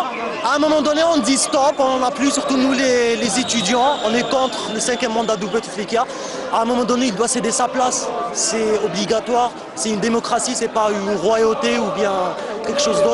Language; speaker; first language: French; non-native, local second language; Arabic